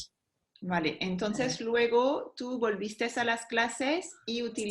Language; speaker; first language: Spanish; non-native, fluent; French